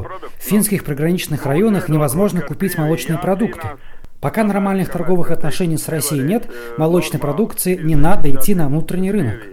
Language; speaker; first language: Russian; non-native, local second language; Latvian